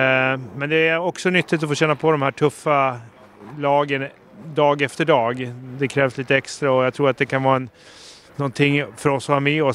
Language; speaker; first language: Swedish; native; Swedish